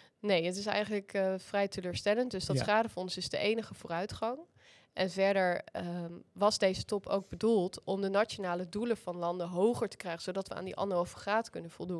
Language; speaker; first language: Dutch; native; Dutch